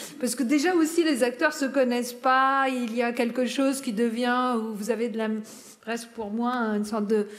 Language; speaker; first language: French; non-native, local second language; Arabic